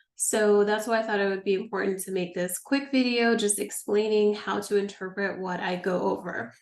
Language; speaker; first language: English; native; English